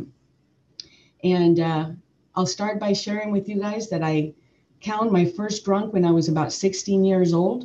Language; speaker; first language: English; early bilingual, other home language; Spanish